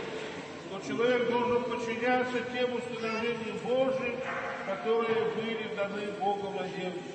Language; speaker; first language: Russian; native; Russian